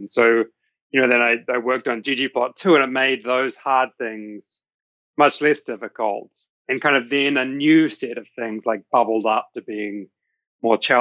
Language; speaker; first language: English; native; English